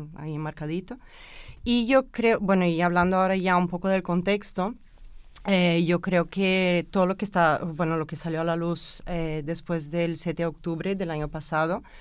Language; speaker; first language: Spanish; non-native, fluent; Portuguese